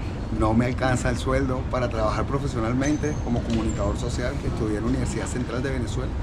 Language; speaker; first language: Spanish; native; Spanish